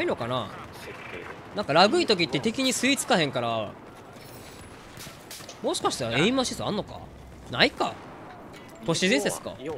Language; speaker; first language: Japanese; native; Japanese